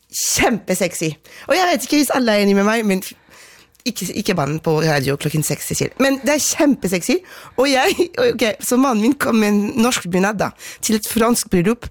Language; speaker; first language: Norwegian; non-native, fluent; French